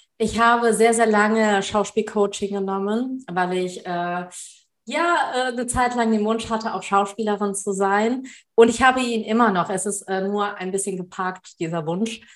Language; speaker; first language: German; early bilingual, other home language; Tamil